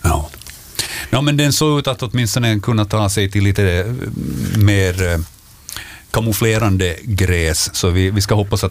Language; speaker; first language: Swedish; native; Swedish